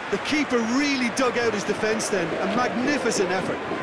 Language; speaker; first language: English; native; English